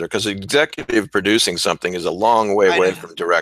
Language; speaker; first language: English; native; English